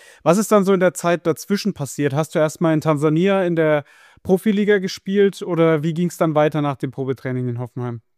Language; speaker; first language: German; native; German